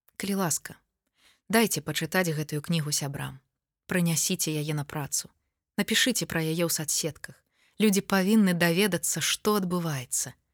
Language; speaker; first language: Belarusian; native; Belarusian